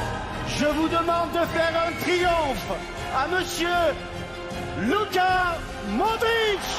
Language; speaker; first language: French; native; French